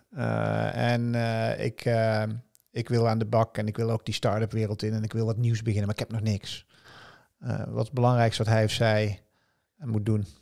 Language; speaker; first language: Dutch; native; Dutch